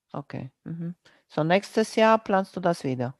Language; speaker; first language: German; non-native, fluent; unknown